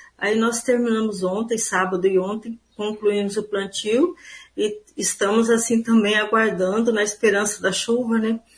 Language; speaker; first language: Portuguese; native; Portuguese